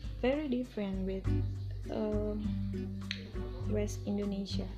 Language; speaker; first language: English; non-native, learner; Indonesian